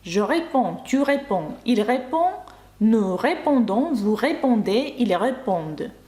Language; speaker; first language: French; non-native, fluent; Russian